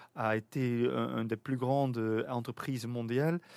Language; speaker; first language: French; native; French